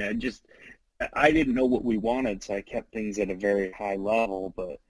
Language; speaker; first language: English; native; English